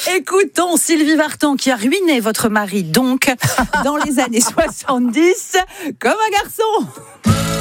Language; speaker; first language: French; native; French